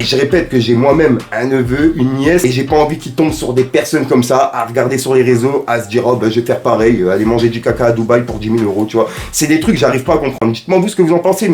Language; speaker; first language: French; native; French